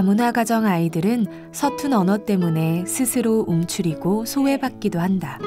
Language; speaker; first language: Korean; native; Korean